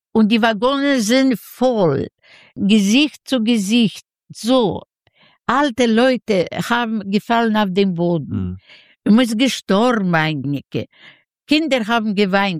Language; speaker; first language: German; non-native, learner; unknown